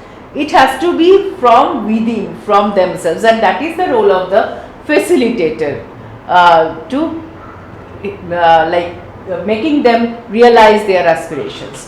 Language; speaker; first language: English; non-native, local second language; Bangla